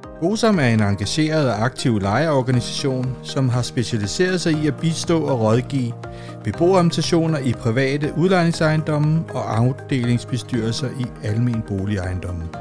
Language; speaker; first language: Danish; native; Danish